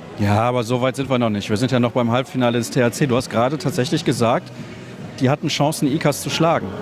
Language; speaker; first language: German; native; German